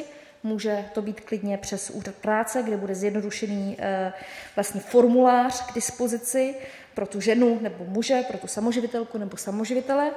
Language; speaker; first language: Czech; native; Czech